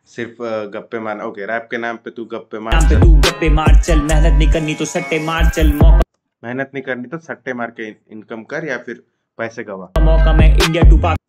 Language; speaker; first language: Hindi; non-native, local second language; Odia